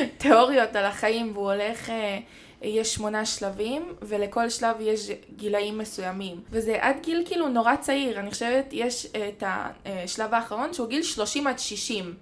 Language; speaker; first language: Hebrew; native; Hebrew